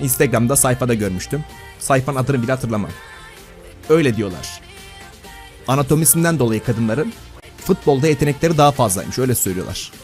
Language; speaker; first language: Turkish; native; Turkish